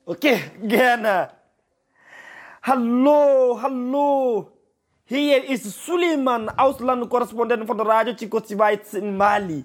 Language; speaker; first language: German; non-native, learner; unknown